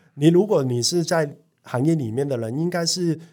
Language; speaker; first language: Chinese; non-native, local second language; Cantonese